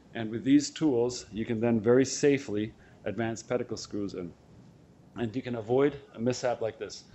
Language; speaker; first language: English; non-native, fluent; German